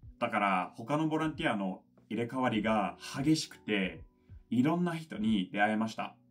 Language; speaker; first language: Japanese; non-native, fluent; English